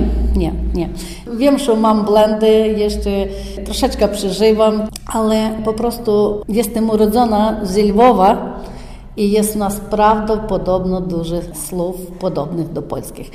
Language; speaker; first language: Polish; non-native, learner; Ukrainian